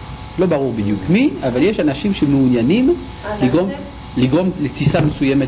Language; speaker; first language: Hebrew; native; Hebrew